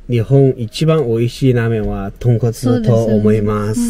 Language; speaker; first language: Japanese; non-native, learner; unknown